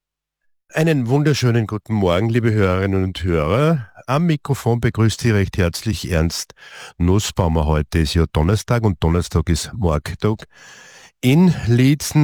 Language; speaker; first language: German; native; German